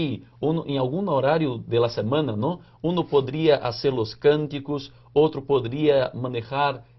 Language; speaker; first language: Spanish; non-native, fluent; Portuguese